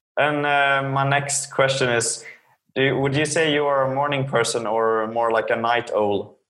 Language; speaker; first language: English; non-native, fluent; Swedish